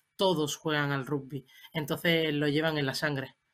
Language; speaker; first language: Spanish; native; Spanish